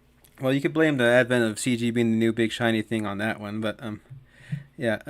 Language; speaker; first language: English; native; English